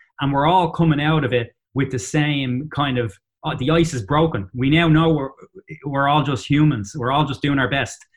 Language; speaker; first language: English; native; English